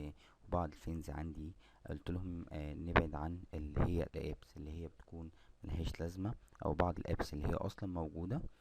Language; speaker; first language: Arabic; native; Arabic